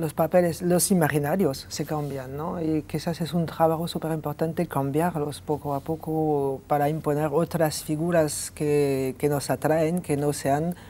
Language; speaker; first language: Spanish; non-native, fluent; French